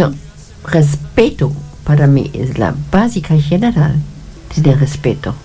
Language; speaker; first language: Spanish; non-native, fluent; German